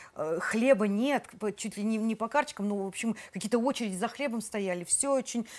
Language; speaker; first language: Russian; native; Russian